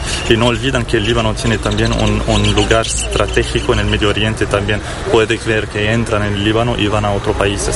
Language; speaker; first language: Spanish; non-native, fluent; Arabic